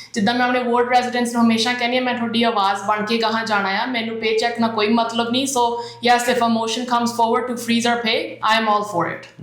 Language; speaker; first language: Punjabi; early bilingual, heritage; Punjabi